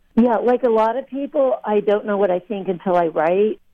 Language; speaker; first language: English; early bilingual, other home language; Lithuanian